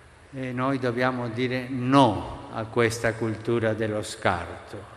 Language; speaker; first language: Italian; non-native, fluent; Spanish